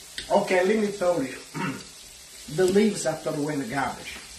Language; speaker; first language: English; non-native, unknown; Italian